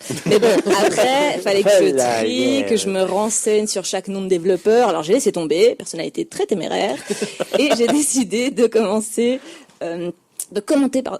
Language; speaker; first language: French; native; French